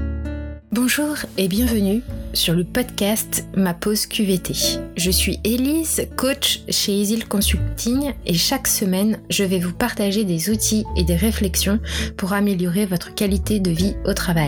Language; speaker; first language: French; native; French